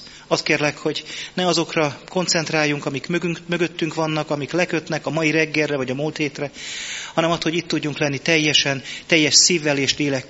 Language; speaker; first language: Hungarian; native; Hungarian